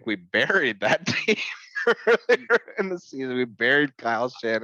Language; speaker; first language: English; native; English